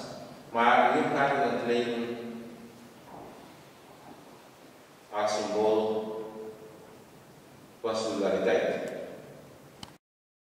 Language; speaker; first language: Dutch; non-native, local second language; Papiamento